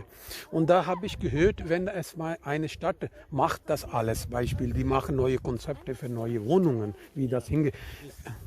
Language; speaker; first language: German; non-native, learner; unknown